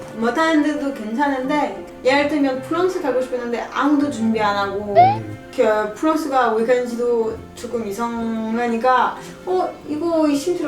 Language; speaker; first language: Korean; non-native, learner; French